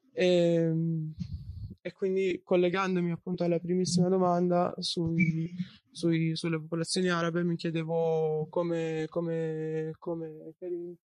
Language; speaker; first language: Italian; non-native, fluent; Persian